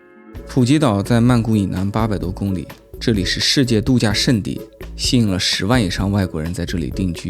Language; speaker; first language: Chinese; native; Chinese